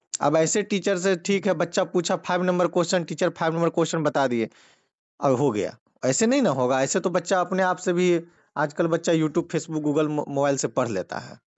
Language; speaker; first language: Hindi; native; Hindi